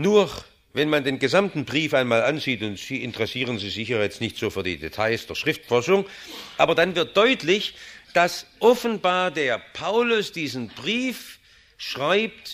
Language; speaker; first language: German; native; German